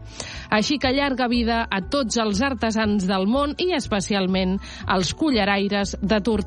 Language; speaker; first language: Catalan; native; Catalan